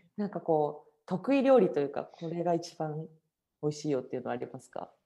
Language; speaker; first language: Japanese; native; Japanese